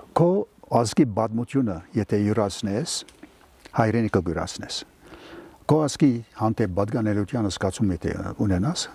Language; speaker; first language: Armenian; early bilingual, heritage; Armenian